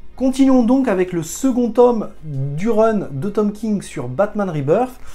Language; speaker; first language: French; native; French